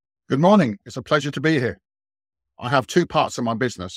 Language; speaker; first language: English; native; English